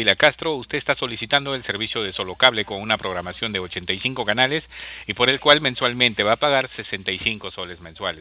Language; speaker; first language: Spanish; native; Spanish